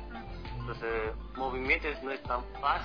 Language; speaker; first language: Spanish; non-native, fluent; Korean